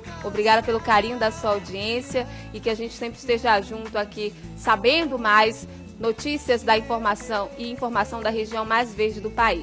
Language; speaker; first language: Portuguese; native; Portuguese